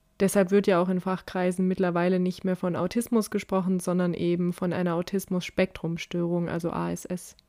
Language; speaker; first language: German; native; German